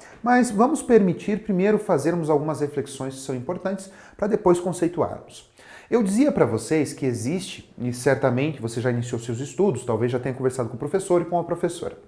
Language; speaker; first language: Portuguese; native; Portuguese